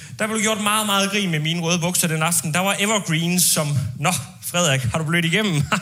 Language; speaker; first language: Danish; native; Danish